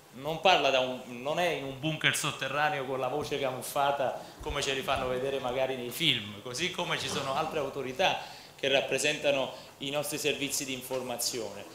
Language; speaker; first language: Italian; native; Italian